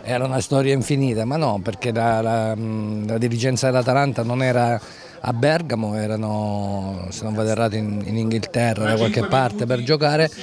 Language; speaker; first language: Italian; native; Italian